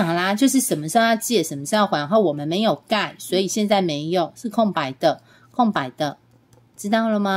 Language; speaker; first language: Chinese; native; Chinese